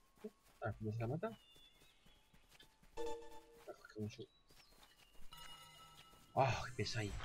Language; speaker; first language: Spanish; native; Spanish